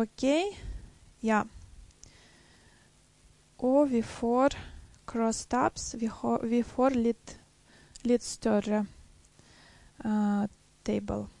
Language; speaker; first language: Swedish; non-native, fluent; Russian